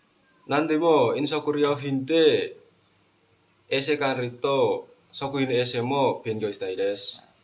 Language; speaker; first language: Japanese; non-native, learner; Indonesian